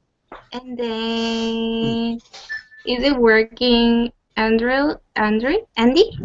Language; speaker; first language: English; non-native, learner; Korean